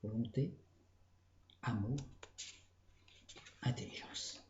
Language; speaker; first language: French; native; French